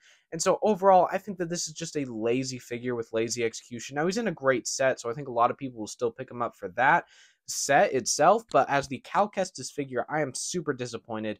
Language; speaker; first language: English; native; English